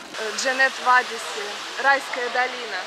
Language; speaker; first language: Russian; native; Russian